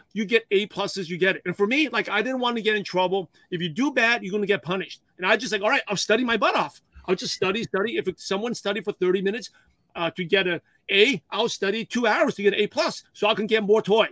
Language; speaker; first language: English; early bilingual, other home language; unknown